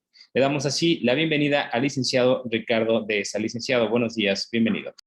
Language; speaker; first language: Spanish; native; Spanish